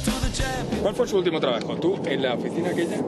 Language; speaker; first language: Spanish; native; Spanish